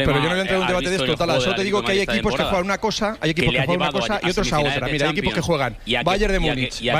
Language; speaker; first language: Spanish; native; Spanish